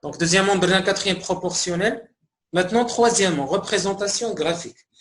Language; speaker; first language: French; non-native, local second language; Arabic